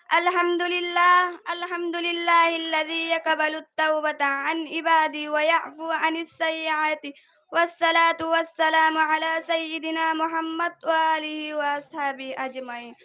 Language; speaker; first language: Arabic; non-native, learner; Bangla